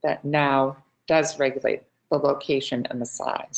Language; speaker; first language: English; native; English